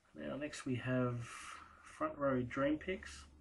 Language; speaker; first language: English; native; English